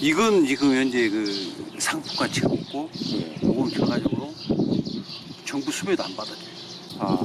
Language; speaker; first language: Korean; native; Korean